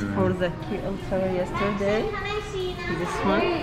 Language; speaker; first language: English; non-native, fluent; Arabic